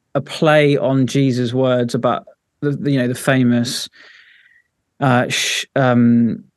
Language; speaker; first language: English; native; English